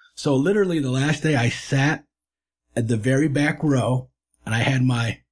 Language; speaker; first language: English; native; English